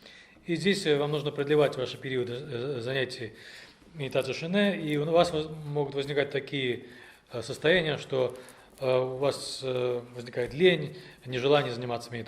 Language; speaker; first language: Russian; native; Russian